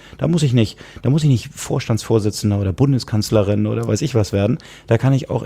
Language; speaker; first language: German; native; German